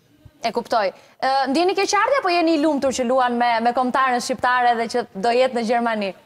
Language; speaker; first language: Albanian; native; Albanian